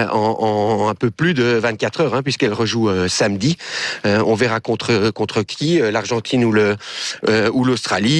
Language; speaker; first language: French; native; French